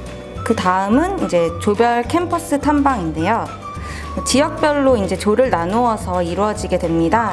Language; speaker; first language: Korean; native; Korean